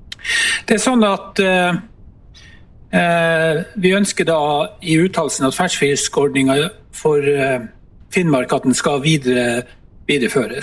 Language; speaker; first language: Norwegian; native; Norwegian